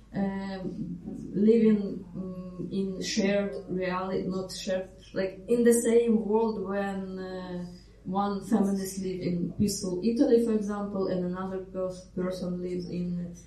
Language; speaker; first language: English; non-native, fluent; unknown